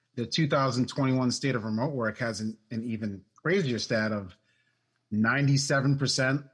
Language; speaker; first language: English; native; English